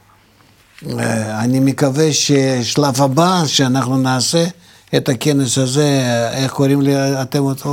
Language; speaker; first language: Hebrew; non-native, fluent; Russian